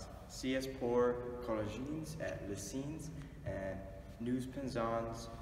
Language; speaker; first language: French; non-native, learner; English